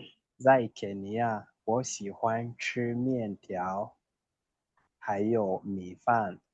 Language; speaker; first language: Chinese; non-native, learner; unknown